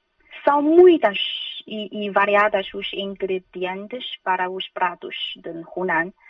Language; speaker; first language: Portuguese; non-native, fluent; Chinese